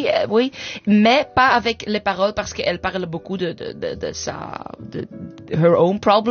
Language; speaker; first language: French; non-native, learner; English